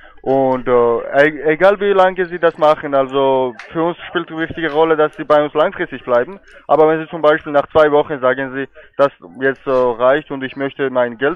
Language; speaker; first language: German; non-native, fluent; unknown